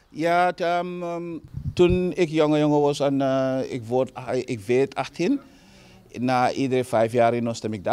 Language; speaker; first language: Dutch; non-native, learner; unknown